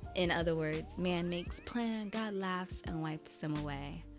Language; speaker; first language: English; early bilingual, other home language; Haitian Creole